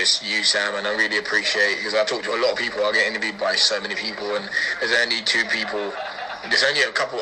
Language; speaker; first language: English; native; English